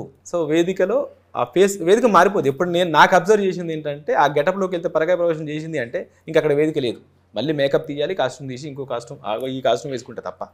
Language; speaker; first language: Telugu; native; Telugu